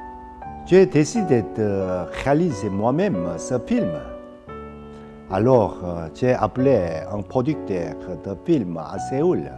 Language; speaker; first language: French; non-native, fluent; Korean